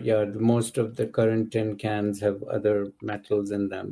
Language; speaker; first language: English; non-native, local second language; Urdu